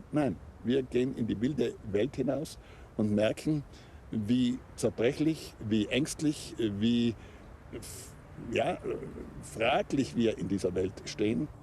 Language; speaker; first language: German; native; German